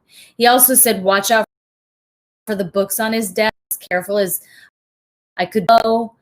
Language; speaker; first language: English; native; English